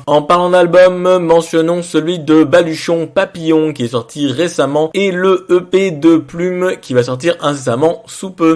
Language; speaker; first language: French; native; French